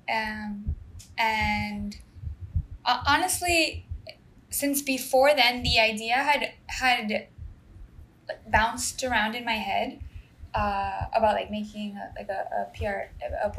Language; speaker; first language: English; non-native, fluent; Spanish